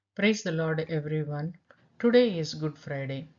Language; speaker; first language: English; non-native, local second language; Telugu